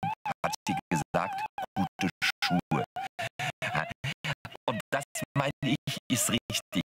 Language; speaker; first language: German; non-native, fluent; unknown